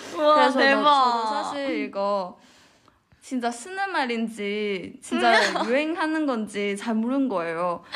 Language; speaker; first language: Korean; non-native, fluent; Cantonese